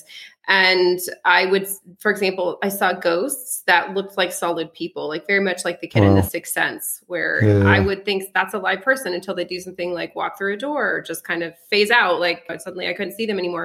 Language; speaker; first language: English; early bilingual, other home language; French